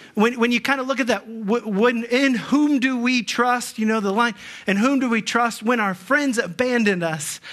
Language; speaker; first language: English; native; English